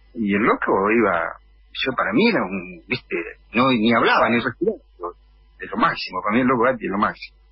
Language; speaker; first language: Spanish; native; Spanish